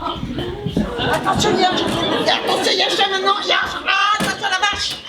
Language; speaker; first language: French; native; French